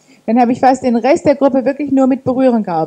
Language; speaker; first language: German; native; German